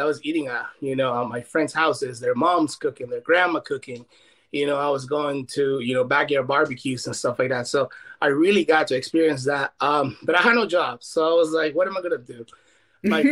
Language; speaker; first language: English; non-native, fluent; Spanish